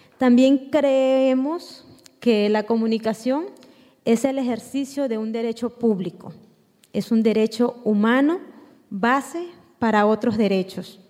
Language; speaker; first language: Spanish; non-native, local second language; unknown